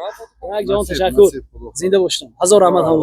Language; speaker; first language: Persian; native; Persian